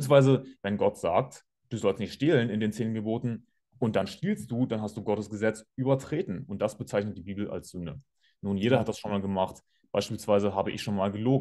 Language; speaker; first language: German; native; German